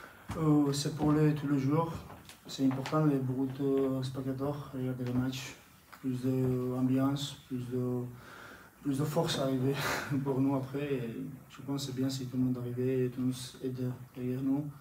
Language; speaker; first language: French; non-native, learner; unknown